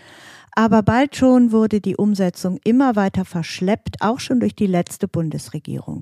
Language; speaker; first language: German; native; German